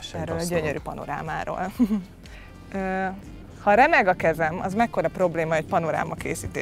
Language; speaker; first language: Hungarian; native; Hungarian